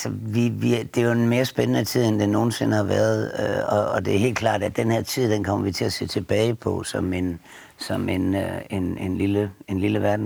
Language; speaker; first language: Danish; native; Danish